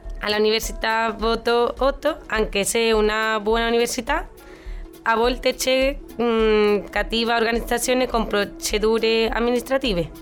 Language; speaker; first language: Italian; non-native, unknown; Spanish